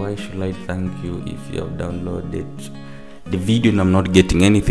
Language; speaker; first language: English; non-native, local second language; Swahili